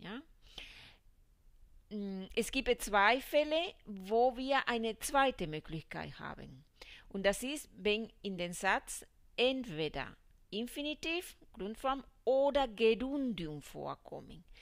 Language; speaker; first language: German; non-native, fluent; Spanish